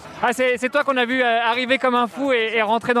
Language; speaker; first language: French; native; French